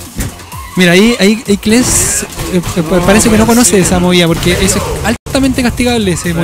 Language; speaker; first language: Spanish; native; Spanish